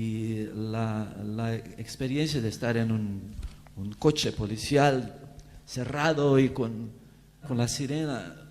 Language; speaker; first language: Spanish; non-native, fluent; Portuguese